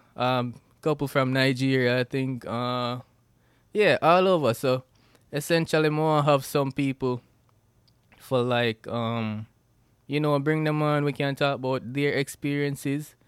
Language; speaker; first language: English; non-native, local second language; Jamaican Creole English